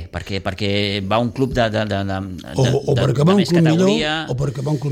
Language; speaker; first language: Catalan; native; Catalan